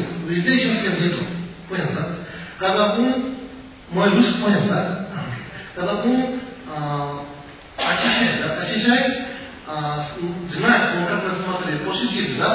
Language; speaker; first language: Russian; non-native, learner; Tibetan